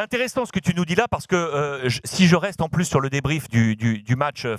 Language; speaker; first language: French; native; French